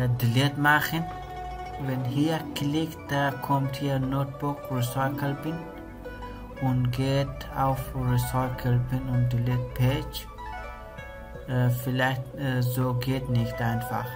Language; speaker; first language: German; non-native, learner; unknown